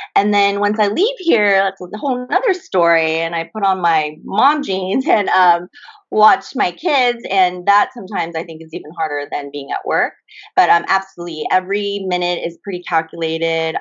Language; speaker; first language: English; early bilingual, other home language; Japanese